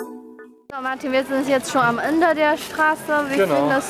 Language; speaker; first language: German; non-native, fluent; Chinese